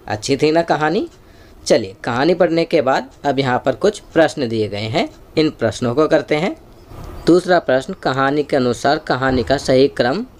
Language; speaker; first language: Hindi; native; Hindi